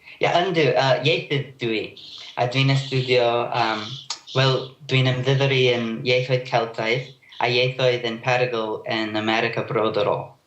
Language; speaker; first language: Welsh; non-native, learner; English